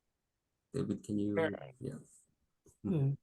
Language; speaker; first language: English; non-native, local second language; Korean